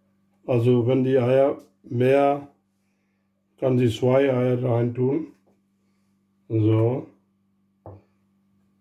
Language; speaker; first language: German; non-native, learner; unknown